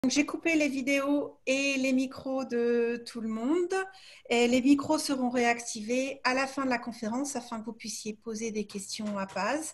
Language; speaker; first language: French; native; French